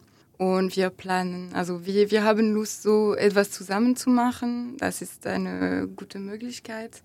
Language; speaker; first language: German; non-native, fluent; French